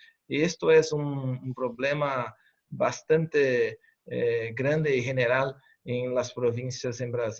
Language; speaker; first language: Spanish; non-native, fluent; Portuguese